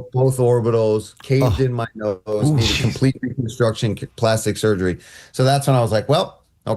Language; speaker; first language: English; native; English